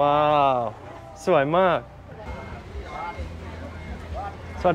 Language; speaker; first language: Thai; non-native, learner; English